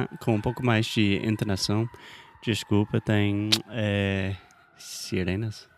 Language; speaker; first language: Portuguese; non-native, fluent; English